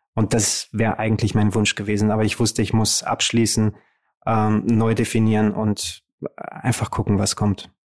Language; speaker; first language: German; early bilingual, other home language; Romanian